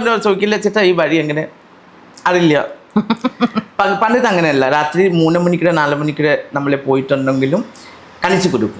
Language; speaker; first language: Malayalam; non-native, fluent; Assamese